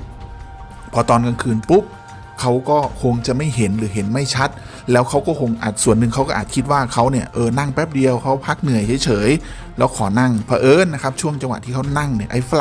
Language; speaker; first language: Thai; native; Thai